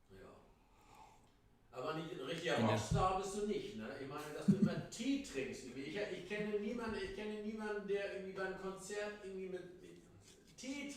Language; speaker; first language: German; native; German